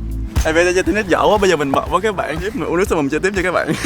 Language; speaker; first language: Vietnamese; native; Vietnamese